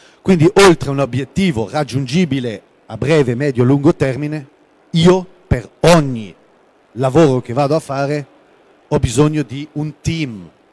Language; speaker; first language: Italian; non-native, local second language; German